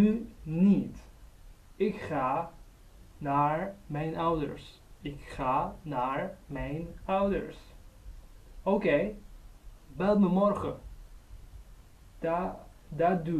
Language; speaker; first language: Dutch; non-native, learner; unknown